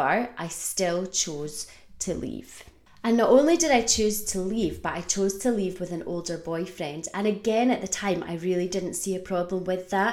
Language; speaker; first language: English; native; English